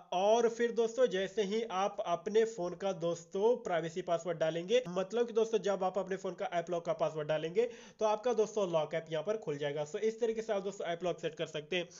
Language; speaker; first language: Hindi; native; Hindi